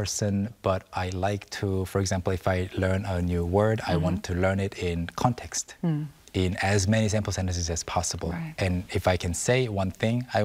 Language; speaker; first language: English; non-native, fluent; Korean